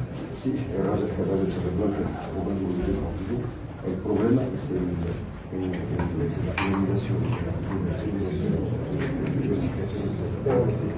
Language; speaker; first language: Spanish; non-native, learner; Arabic